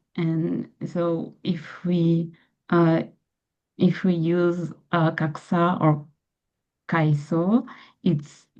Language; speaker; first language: English; non-native, fluent; French